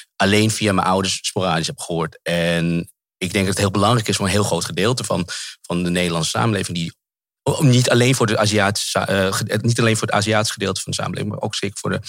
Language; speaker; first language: Dutch; native; Dutch